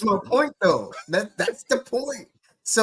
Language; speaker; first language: English; native; English